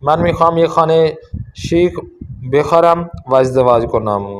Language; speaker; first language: Persian; non-native, fluent; Urdu